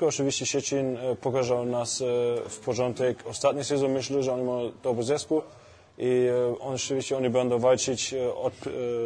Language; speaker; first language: Polish; non-native, learner; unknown